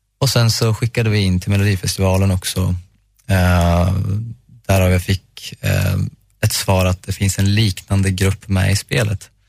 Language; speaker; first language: Swedish; native; Swedish